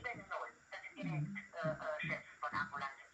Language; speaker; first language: German; native; German